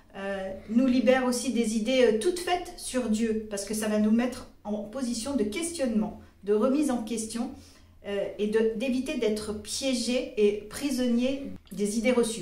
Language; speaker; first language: French; native; French